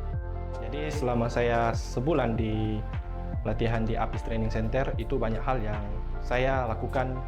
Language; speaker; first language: Indonesian; non-native, local second language; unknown